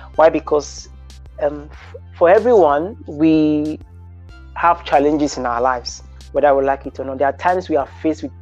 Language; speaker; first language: English; non-native, local second language; Bini